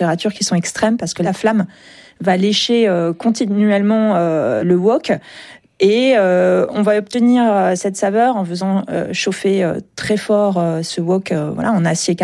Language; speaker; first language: French; native; French